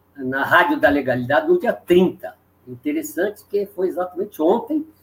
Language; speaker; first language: Portuguese; native; Portuguese